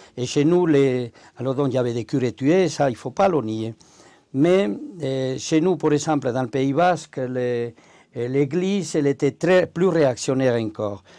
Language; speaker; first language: French; non-native, fluent; Spanish